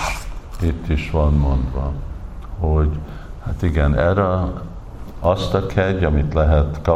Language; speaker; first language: Hungarian; early bilingual, heritage; English